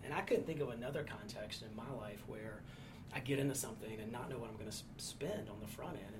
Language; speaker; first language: English; native; English